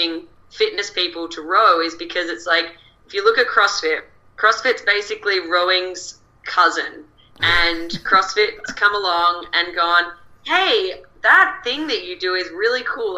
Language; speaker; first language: English; native; English